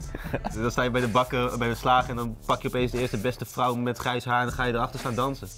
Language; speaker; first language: Dutch; native; Dutch